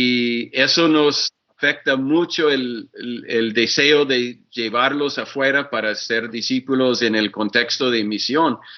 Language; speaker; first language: Spanish; non-native, fluent; English